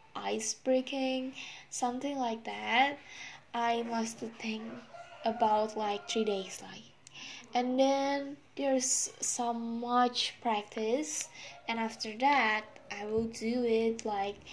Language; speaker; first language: English; non-native, learner; Indonesian